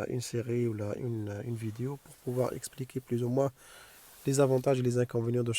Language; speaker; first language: French; non-native, local second language; Arabic